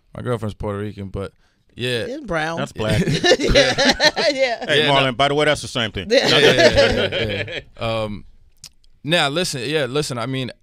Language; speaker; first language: English; native; English